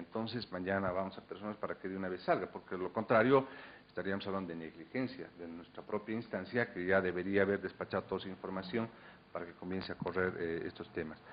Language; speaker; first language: Spanish; native; Spanish